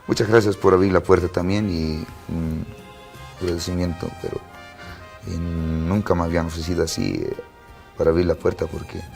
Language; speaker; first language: Spanish; non-native, local second language; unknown